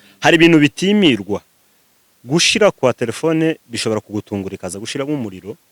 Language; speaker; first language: Kinyarwanda; native; Kinyarwanda